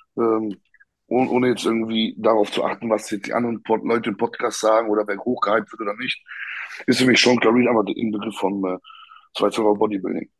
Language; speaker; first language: German; early bilingual, other home language; Polish